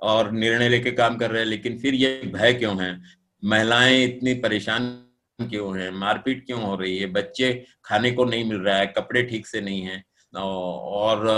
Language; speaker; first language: Hindi; non-native, local second language; Marathi